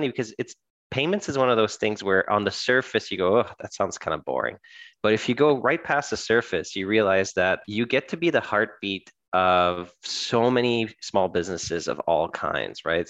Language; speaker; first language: English; early bilingual, other home language; French